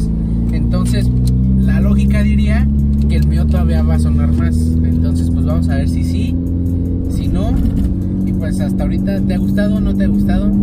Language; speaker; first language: Spanish; native; Spanish